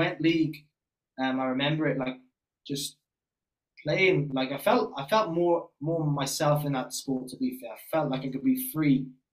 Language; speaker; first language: English; native; English